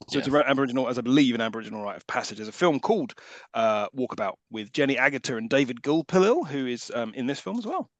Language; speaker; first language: English; native; English